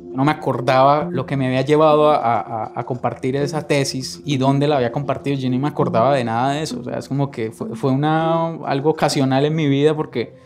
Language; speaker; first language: Spanish; native; Spanish